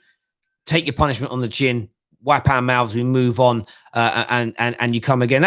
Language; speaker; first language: English; native; English